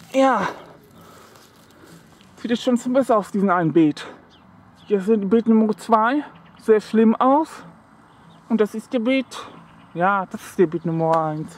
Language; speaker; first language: German; non-native, learner; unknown